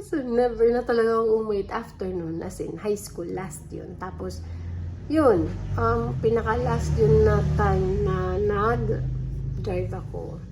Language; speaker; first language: Filipino; non-native, local second language; Waray